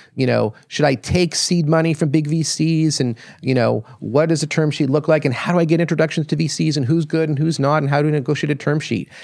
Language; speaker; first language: English; native; English